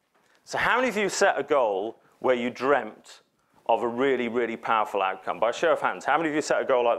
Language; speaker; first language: English; native; English